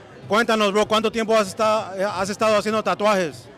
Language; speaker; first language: Spanish; early bilingual, heritage; Spanish